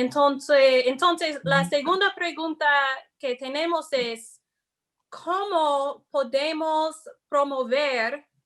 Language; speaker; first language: Spanish; non-native, fluent; English